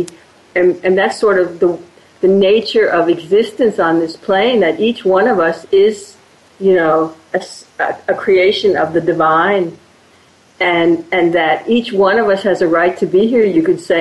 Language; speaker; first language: English; native; English